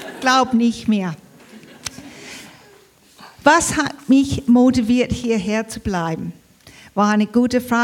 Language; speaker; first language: German; early bilingual, heritage; English